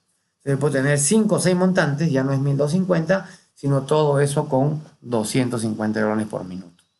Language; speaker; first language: Spanish; native; Spanish